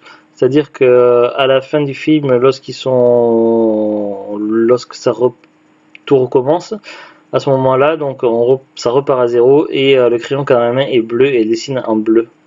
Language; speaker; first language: French; native; French